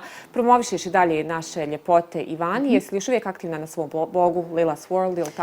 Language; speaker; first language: Bosnian; native; Bosnian